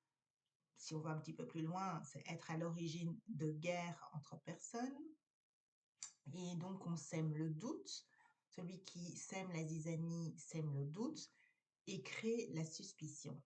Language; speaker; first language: French; native; French